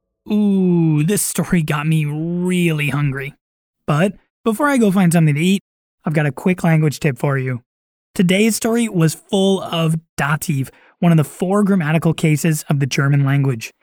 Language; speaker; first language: English; native; English